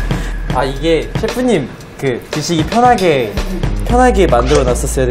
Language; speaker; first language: Korean; non-native, learner; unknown